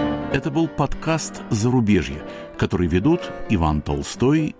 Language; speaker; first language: Russian; native; Russian